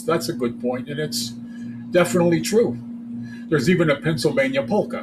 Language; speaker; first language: English; native; English